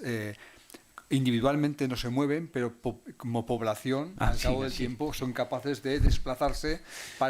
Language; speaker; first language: Spanish; native; Spanish